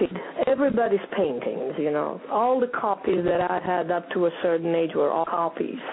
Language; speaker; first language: English; non-native, fluent; Italian